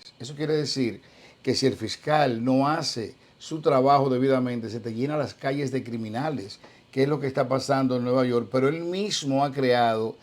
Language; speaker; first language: Spanish; native; Spanish